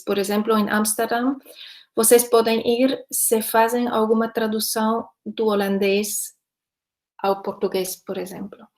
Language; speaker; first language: Portuguese; non-native, fluent; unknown